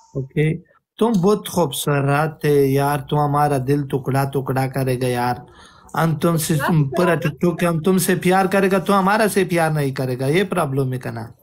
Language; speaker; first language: Hindi; non-native, local second language; Pashto